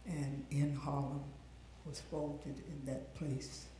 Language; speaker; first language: English; native; English